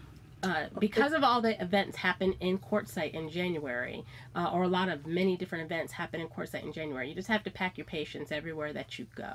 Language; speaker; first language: English; native; English